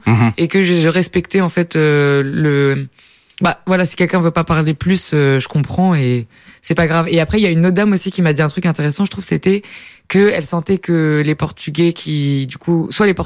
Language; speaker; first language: French; native; French